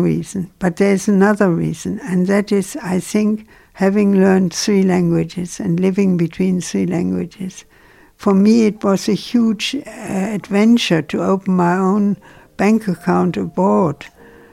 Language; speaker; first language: English; non-native, fluent; German